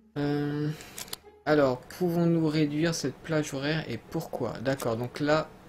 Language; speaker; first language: French; native; French